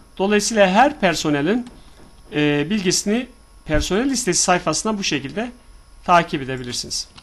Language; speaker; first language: Turkish; native; Turkish